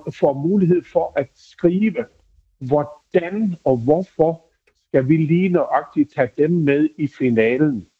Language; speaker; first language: Danish; native; Danish